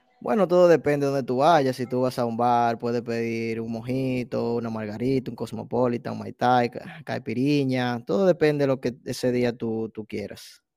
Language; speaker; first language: Spanish; native; Spanish